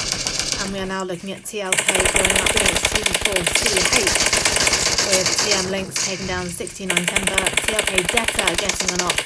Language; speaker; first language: English; native; English